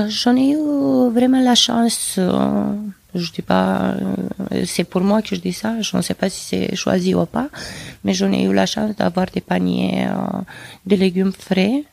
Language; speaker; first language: French; non-native, fluent; Romanian